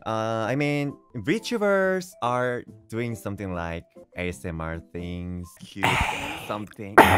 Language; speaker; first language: English; non-native, learner; Korean